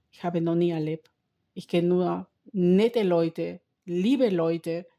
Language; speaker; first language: German; non-native, learner; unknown